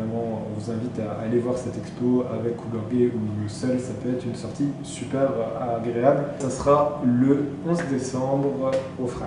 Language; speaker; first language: French; native; French